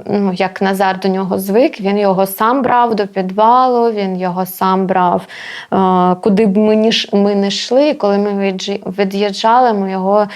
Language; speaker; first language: Ukrainian; non-native, local second language; Russian